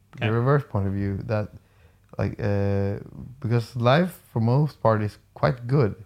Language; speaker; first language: English; non-native, fluent; Swedish